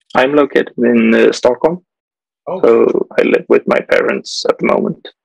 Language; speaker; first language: English; non-native, fluent; Swedish